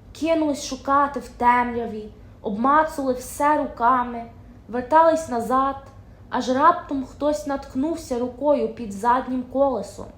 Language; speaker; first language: Ukrainian; early bilingual, heritage; Ukrainian